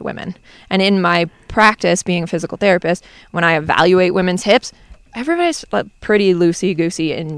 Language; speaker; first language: English; native; English